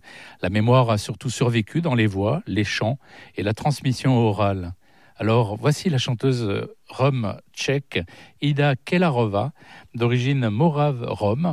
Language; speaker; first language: French; native; French